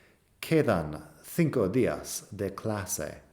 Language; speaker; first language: Spanish; non-native, fluent; English